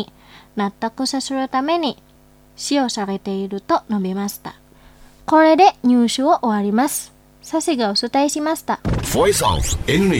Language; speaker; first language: Japanese; non-native, fluent; Indonesian